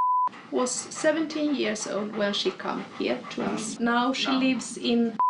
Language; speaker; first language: English; non-native, learner; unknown